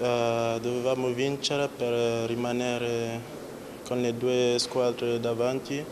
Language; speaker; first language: Italian; non-native, fluent; French